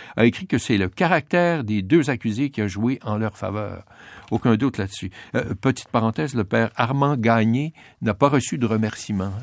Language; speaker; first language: French; native; French